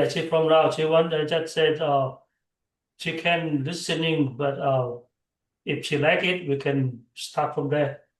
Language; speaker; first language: English; non-native, learner; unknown